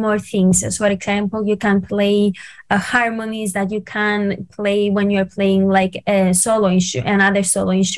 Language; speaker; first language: English; non-native, fluent; Greek